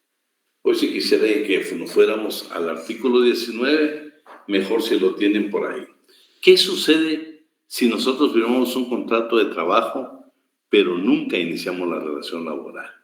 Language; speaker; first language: Spanish; native; Spanish